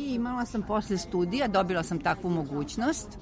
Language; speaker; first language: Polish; non-native, learner; Serbian